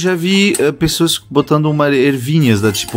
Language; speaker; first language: Portuguese; non-native, fluent; French